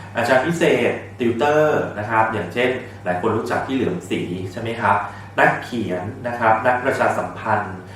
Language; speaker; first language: Thai; native; Thai